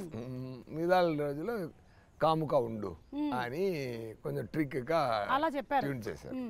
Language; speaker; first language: Telugu; non-native, local second language; Tamil